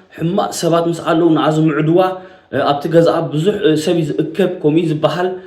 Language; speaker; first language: Tigrinya; early bilingual, heritage; Tigrinya